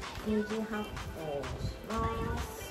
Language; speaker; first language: Japanese; native; Japanese